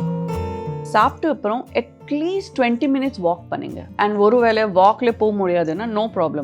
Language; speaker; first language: Tamil; non-native, fluent; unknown